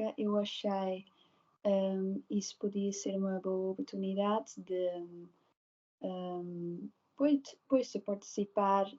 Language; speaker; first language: Portuguese; non-native, learner; Dutch